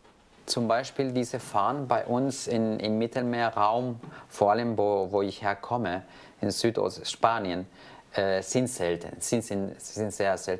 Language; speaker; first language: German; non-native, fluent; Spanish